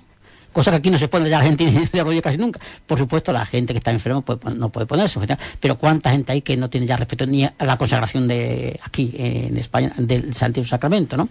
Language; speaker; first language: Spanish; native; Spanish